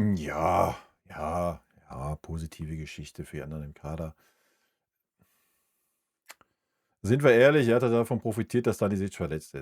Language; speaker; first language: German; native; German